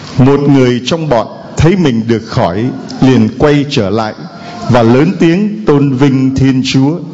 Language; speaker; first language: Vietnamese; native; Vietnamese